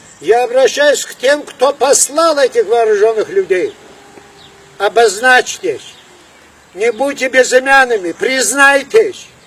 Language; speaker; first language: Russian; non-native, local second language; Adyghe